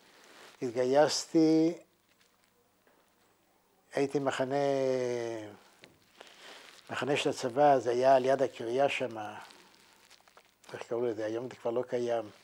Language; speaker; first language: Hebrew; non-native, fluent; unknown